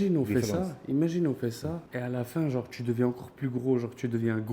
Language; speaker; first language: French; native; French